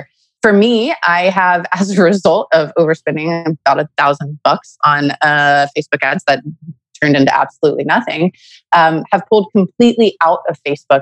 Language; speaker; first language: English; native; English